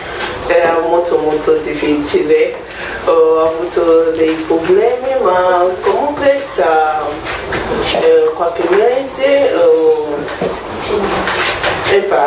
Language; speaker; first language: Italian; non-native, learner; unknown